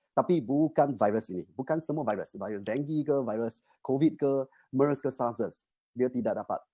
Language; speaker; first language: Malay; non-native, local second language; Chinese